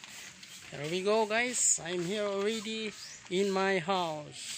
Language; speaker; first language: English; non-native, learner; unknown